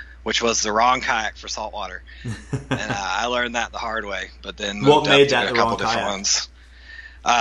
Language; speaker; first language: English; native; English